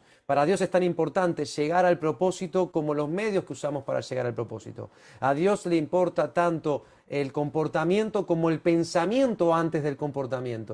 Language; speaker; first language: Spanish; native; Spanish